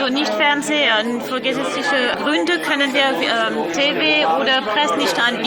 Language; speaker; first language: German; non-native, learner; French